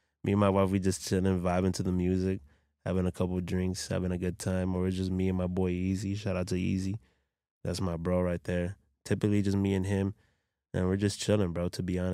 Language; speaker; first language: English; early bilingual, other home language; Spanish